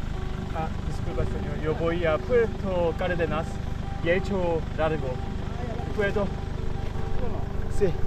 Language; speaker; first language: Spanish; non-native, learner; Korean